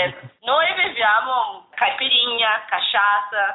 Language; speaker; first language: Italian; non-native, learner; Portuguese